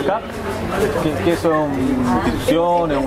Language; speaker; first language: Spanish; native; Spanish